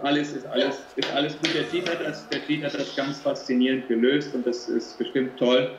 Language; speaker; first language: German; native; German